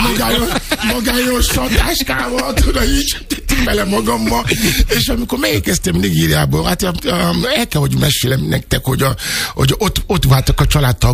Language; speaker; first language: Hungarian; non-native, fluent; Yoruba